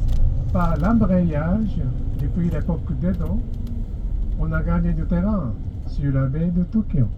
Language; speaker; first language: French; non-native, fluent; Japanese